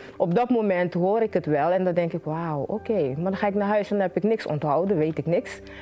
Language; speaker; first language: Dutch; native; Dutch